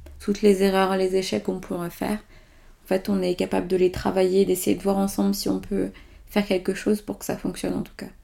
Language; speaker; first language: French; early bilingual, other home language; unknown